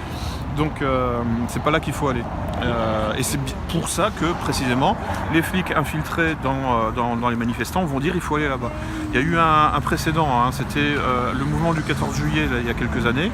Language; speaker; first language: French; native; French